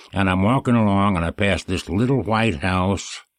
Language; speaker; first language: English; native; English